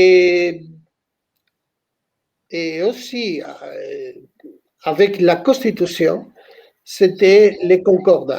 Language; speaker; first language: French; non-native, fluent; Spanish